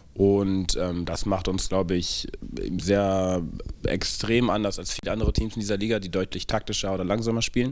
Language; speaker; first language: German; native; German